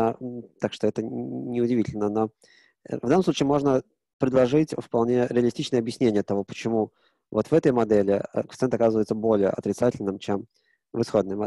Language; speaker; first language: Russian; native; Russian